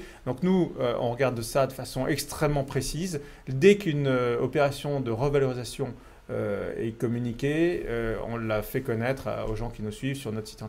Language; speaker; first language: French; native; French